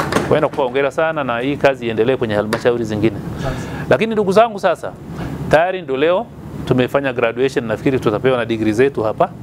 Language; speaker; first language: Swahili; native; Swahili